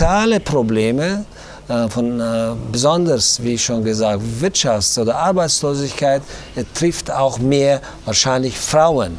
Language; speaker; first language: German; non-native, fluent; Tajik